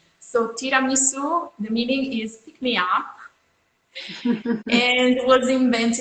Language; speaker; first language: English; non-native, fluent; Italian